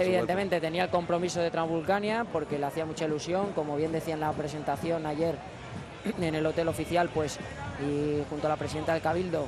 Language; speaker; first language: Spanish; native; Spanish